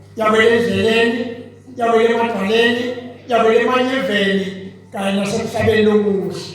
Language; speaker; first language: Zulu; non-native, local second language; Swati